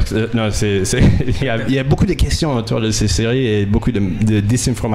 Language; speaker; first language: French; non-native, fluent; English